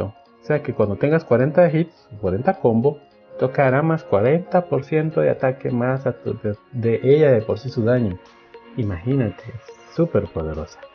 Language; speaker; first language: Spanish; native; Spanish